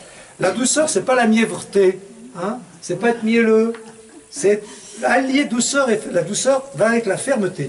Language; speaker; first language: French; native; French